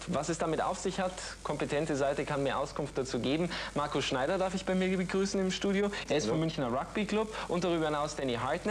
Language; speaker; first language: German; native; German